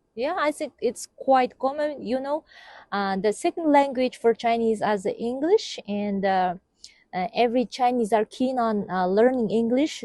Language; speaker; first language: English; non-native, fluent; Kazakh